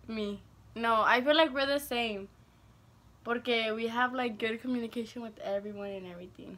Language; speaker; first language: English; early bilingual, other home language; Spanish